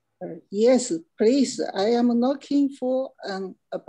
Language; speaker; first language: English; non-native, learner; Chinese